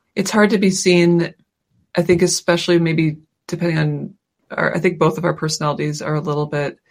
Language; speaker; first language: English; native; English